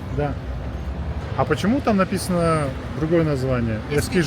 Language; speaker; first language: Russian; native; Russian